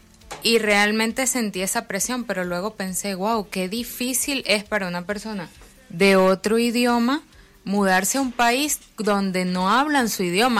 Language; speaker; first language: Spanish; native; Spanish